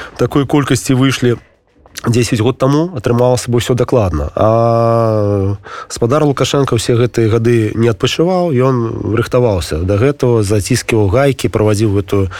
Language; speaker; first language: Belarusian; non-native, local second language; Russian